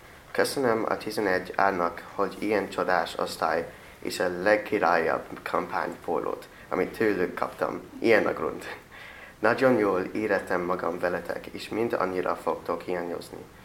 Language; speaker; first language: Hungarian; non-native, learner; English